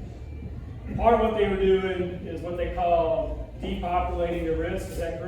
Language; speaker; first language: English; native; English